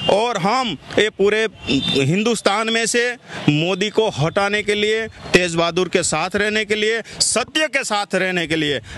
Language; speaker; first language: Hindi; non-native, local second language; Gujarati